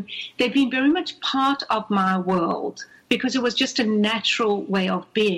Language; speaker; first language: English; native; English